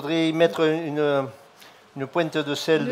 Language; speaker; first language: French; native; French